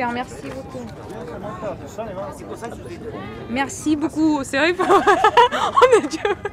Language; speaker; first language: French; non-native, fluent; Russian